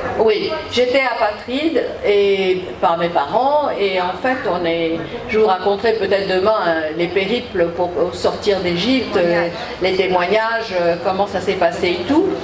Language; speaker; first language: French; native; French